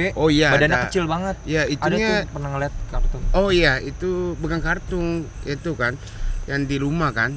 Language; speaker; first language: Indonesian; non-native, learner; Japanese